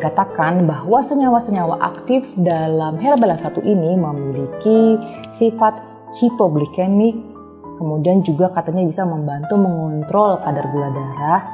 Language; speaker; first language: Indonesian; native; Indonesian